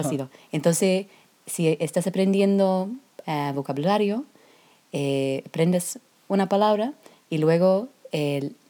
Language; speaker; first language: Spanish; non-native, learner; English